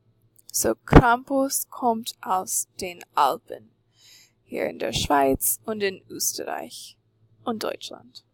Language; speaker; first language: German; non-native, fluent; English